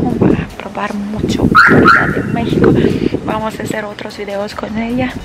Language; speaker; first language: Spanish; non-native, fluent; Ukrainian